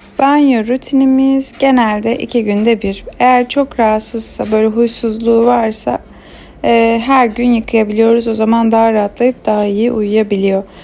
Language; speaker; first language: Turkish; native; Turkish